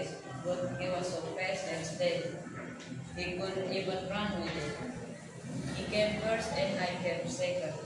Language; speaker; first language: English; non-native, learner; Indonesian